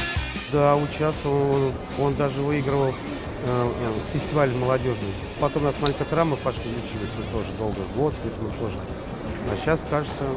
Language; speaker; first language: Russian; native; Russian